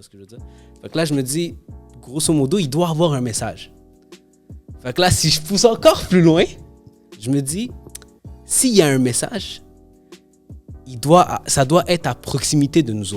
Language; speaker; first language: French; native; French